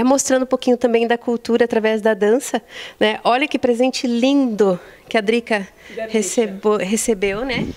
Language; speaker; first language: Portuguese; native; Portuguese